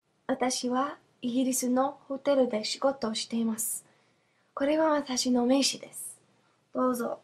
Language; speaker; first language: Japanese; non-native, learner; English